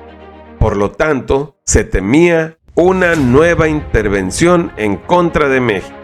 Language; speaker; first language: Spanish; native; Spanish